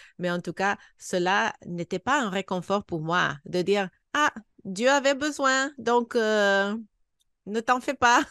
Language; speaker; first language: French; non-native, fluent; English